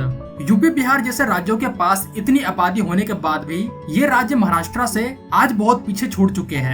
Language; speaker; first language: Hindi; native; Hindi